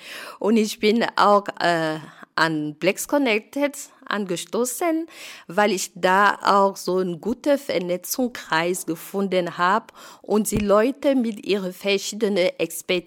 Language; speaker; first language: German; non-native, fluent; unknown